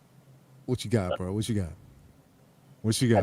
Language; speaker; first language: English; native; English